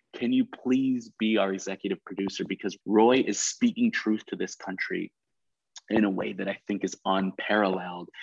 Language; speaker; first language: English; native; English